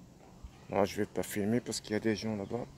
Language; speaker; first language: French; non-native, fluent; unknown